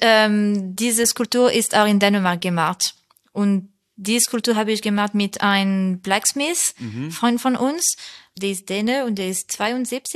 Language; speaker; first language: German; non-native, fluent; French